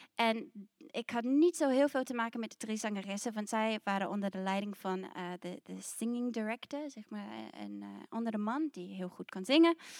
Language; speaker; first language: Dutch; non-native, fluent; English